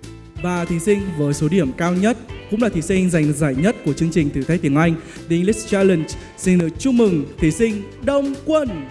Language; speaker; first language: Vietnamese; native; Vietnamese